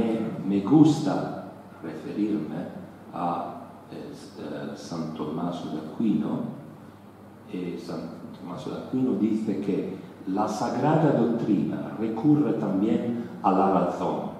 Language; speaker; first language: Spanish; non-native, learner; Italian